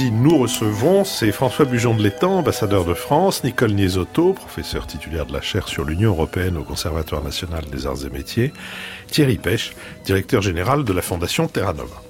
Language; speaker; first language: French; native; French